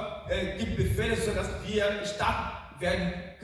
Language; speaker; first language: German; non-native, fluent; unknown